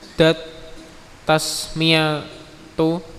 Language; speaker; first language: Arabic; non-native, learner; Indonesian